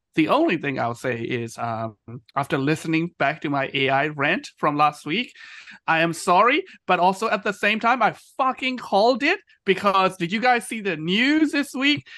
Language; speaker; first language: English; non-native, fluent; Burmese